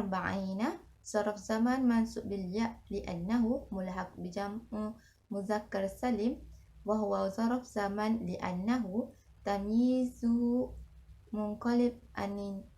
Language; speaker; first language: Arabic; non-native, learner; Malay